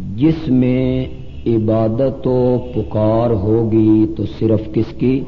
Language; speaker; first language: Urdu; non-native, local second language; Punjabi